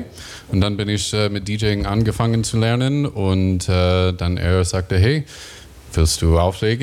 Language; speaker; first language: German; non-native, learner; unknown